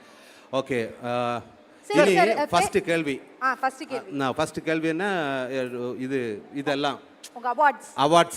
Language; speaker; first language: Tamil; non-native, learner; Malayalam